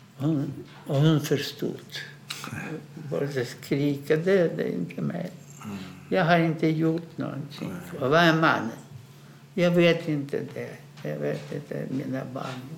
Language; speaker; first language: Swedish; non-native, fluent; Russian